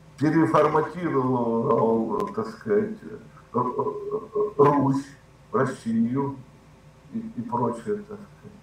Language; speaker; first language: Russian; native; Russian